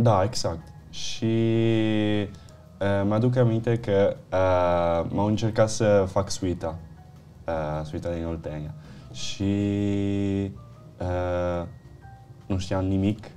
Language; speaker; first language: Romanian; early bilingual, heritage; Italian